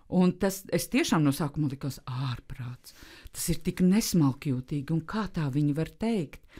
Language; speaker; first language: Latvian; native; Latvian